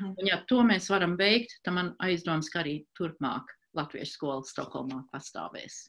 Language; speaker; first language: Latvian; early bilingual, heritage; Latvian